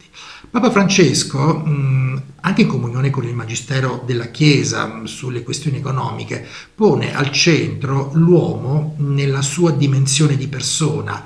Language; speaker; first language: Italian; native; Italian